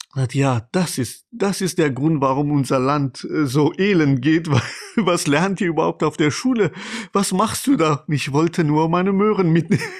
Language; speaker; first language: German; non-native, fluent; Persian